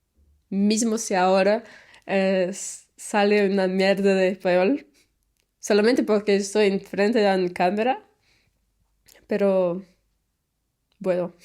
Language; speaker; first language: Spanish; non-native, learner; Portuguese